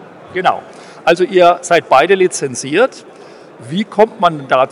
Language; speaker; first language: German; native; German